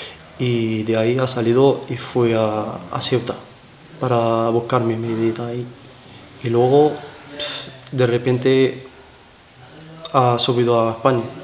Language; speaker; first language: Spanish; non-native, learner; Arabic